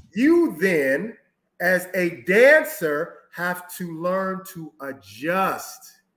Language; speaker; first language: English; native; English